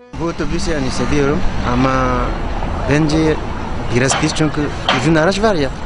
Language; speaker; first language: Turkish; non-native, learner; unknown